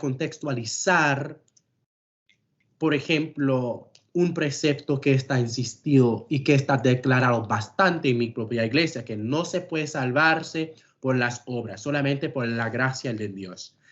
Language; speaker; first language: Spanish; non-native, fluent; English